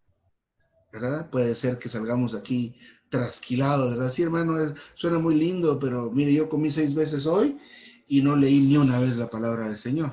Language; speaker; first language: Spanish; native; Spanish